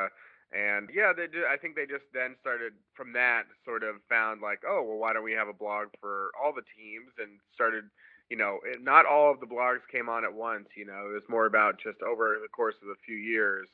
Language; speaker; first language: English; native; English